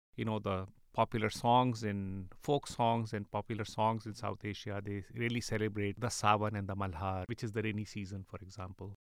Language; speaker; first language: English; non-native, local second language; Urdu